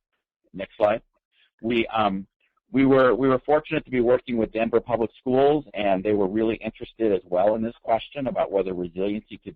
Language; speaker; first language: English; native; English